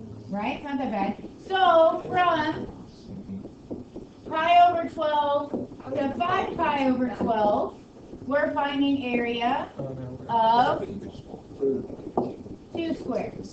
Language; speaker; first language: English; native; English